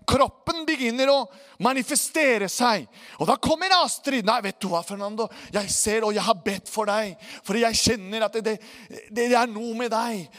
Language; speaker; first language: Norwegian; non-native, fluent; Spanish